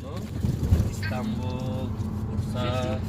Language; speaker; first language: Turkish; non-native, learner; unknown